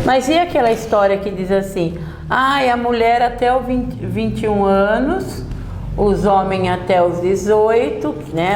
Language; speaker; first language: Portuguese; native; Portuguese